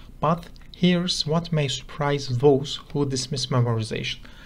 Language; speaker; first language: English; non-native, fluent; Turkish